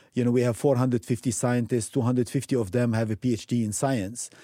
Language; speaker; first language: English; non-native, fluent; Arabic